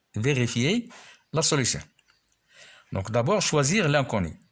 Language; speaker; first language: French; non-native, local second language; Arabic